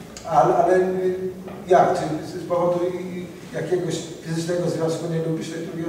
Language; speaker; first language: Polish; native; Polish